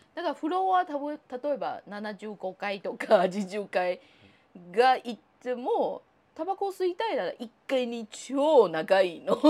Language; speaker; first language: Japanese; non-native, fluent; Chinese